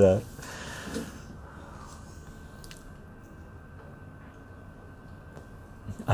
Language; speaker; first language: English; non-native, fluent; Armenian